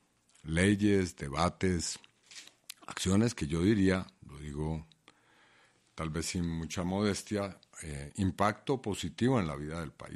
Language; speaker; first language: Spanish; native; Spanish